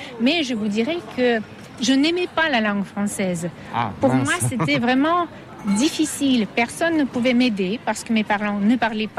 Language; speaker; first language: French; non-native, fluent; Russian